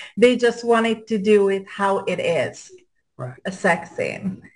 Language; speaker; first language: English; non-native, fluent; Hungarian